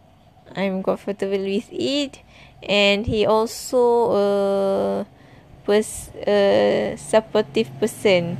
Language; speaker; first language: English; non-native, learner; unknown